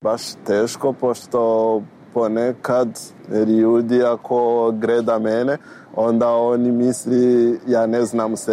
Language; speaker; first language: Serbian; non-native, learner; Rundi